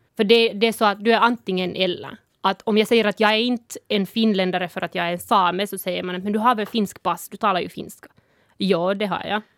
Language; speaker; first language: Swedish; non-native, local second language; Northern Sami